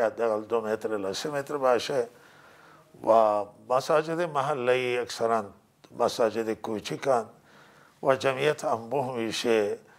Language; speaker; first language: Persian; non-native, local second language; Baluchi